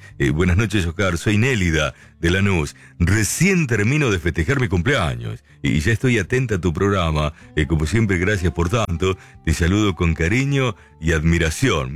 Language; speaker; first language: Spanish; native; Spanish